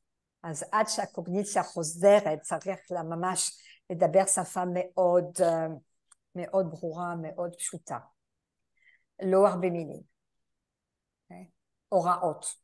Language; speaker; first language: Hebrew; non-native, fluent; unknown